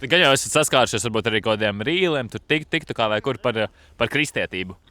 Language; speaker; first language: Latvian; native; Latvian